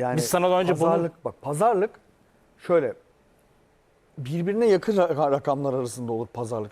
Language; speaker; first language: Turkish; native; Turkish